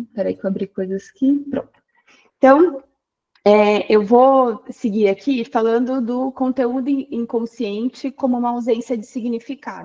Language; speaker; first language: Portuguese; native; Portuguese